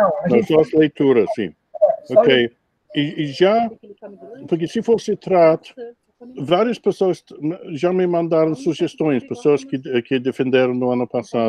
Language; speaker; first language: Portuguese; non-native, fluent; English